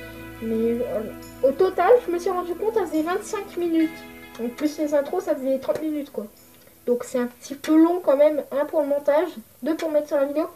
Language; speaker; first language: French; native; French